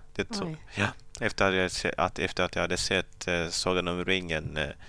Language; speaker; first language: Swedish; early bilingual, other home language; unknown